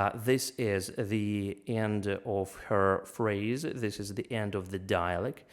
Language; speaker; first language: English; non-native, fluent; Russian